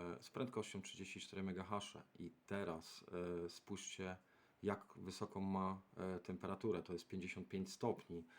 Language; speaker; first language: Polish; native; Polish